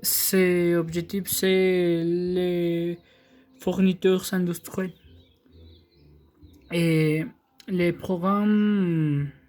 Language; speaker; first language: French; non-native, learner; Spanish